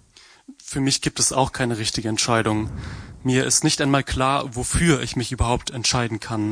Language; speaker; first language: German; native; German